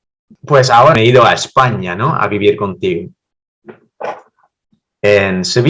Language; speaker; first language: Spanish; non-native, fluent; Dutch